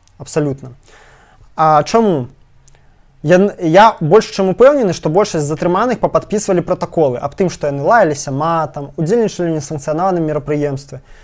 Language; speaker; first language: Belarusian; non-native, local second language; Russian